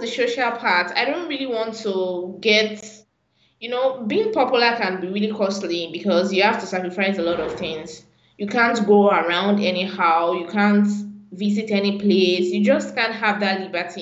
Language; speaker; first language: English; non-native, local second language; Yoruba